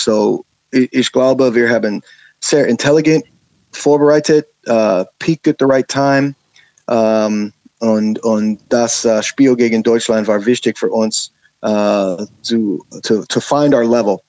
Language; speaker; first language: German; non-native, learner; English